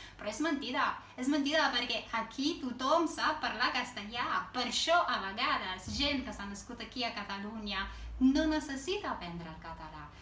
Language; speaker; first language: Catalan; non-native, fluent; Romanian